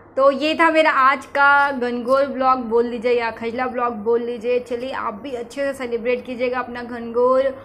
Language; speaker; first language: Hindi; native; Hindi